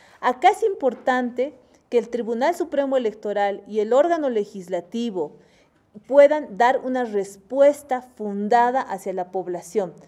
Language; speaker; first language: Spanish; native; Spanish